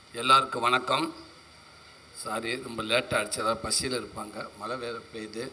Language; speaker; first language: Tamil; native; Tamil